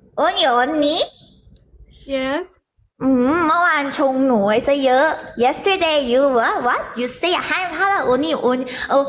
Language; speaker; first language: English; non-native, learner; Thai